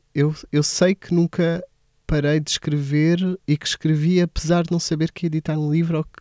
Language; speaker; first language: Portuguese; native; Portuguese